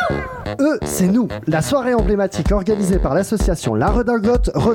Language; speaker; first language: French; native; French